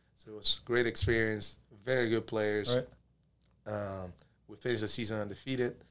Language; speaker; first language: English; early bilingual, other home language; Spanish